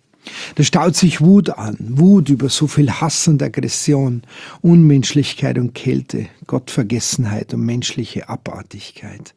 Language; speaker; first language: German; native; German